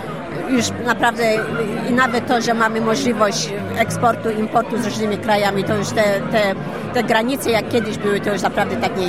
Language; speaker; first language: Polish; early bilingual, heritage; Polish